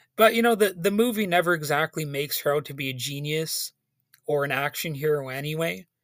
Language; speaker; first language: English; native; English